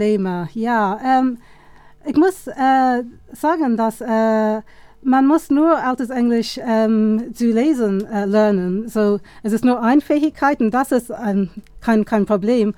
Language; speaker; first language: German; non-native, fluent; English